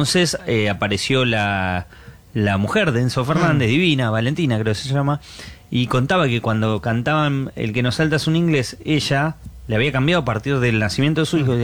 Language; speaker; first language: Spanish; native; Spanish